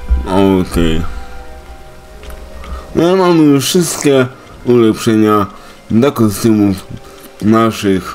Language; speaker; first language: Polish; native; Polish